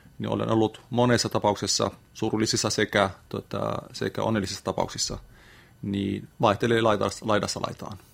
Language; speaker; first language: Finnish; non-native, fluent; Arabic